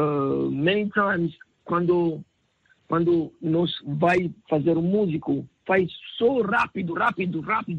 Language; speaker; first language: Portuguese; non-native, learner; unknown